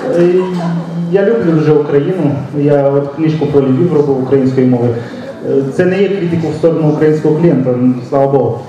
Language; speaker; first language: Ukrainian; non-native, local second language; Romanian